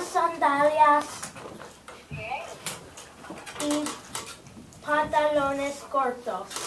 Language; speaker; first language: Spanish; non-native, learner; English